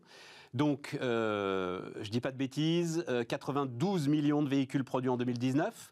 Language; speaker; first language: French; native; French